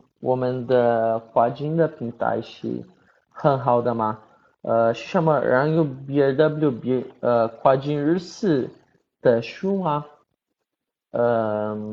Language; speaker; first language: Chinese; non-native, learner; Portuguese